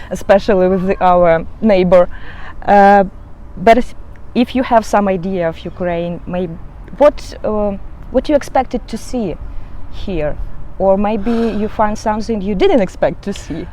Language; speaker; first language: English; non-native, learner; Ukrainian